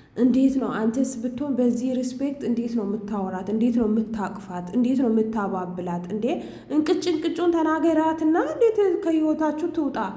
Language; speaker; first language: Amharic; native; Amharic